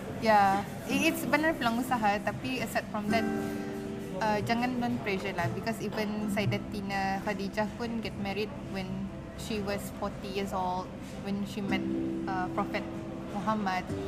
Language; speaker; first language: English; non-native, local second language; Malay